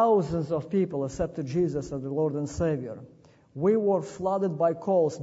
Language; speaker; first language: English; non-native, fluent; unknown